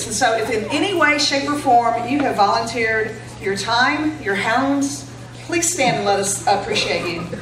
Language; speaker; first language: English; native; English